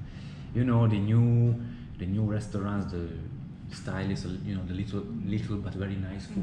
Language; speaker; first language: English; non-native, learner; Hungarian